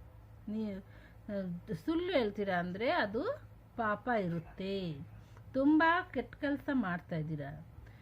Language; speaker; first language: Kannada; non-native, local second language; Hindi